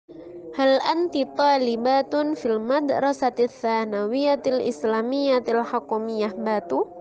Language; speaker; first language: Arabic; non-native, fluent; Indonesian